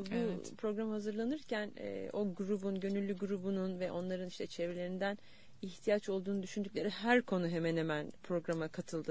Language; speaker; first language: Turkish; native; Turkish